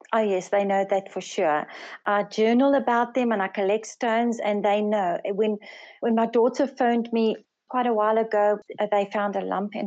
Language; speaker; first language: English; non-native, local second language; Afrikaans